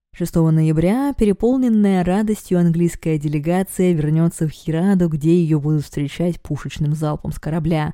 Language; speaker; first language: Russian; native; Russian